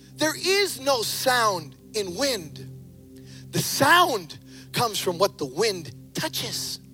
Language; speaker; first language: English; early bilingual, other home language; Spanish